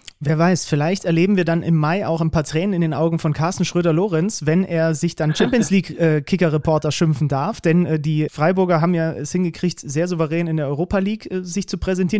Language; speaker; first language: German; native; German